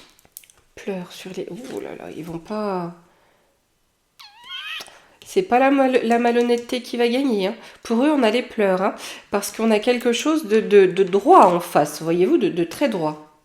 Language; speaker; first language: French; native; French